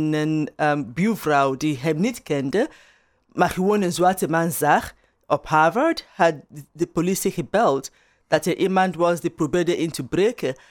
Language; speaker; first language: Dutch; non-native, fluent; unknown